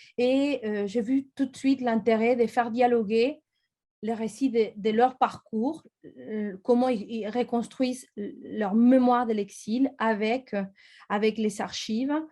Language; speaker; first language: French; non-native, fluent; Spanish